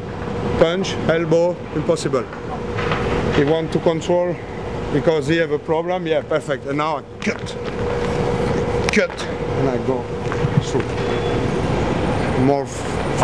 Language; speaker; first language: English; non-native, learner; French